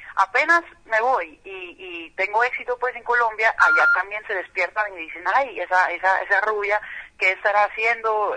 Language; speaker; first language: Spanish; non-native, fluent; Dutch